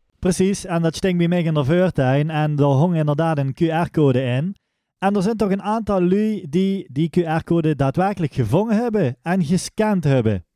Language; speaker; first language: Dutch; non-native, local second language; Limburgish